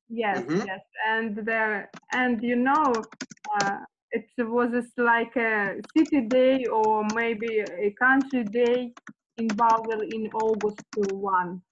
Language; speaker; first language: English; non-native, learner; Russian